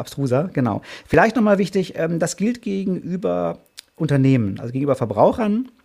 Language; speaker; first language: German; native; German